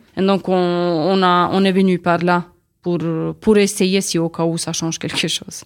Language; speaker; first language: French; non-native, learner; Serbian